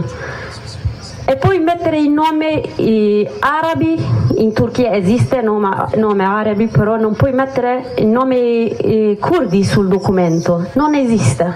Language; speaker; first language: Italian; non-native, learner; Kurdish